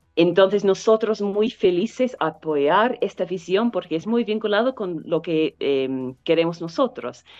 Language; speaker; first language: Spanish; non-native, fluent; English